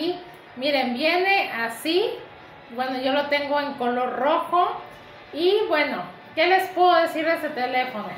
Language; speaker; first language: Spanish; native; Spanish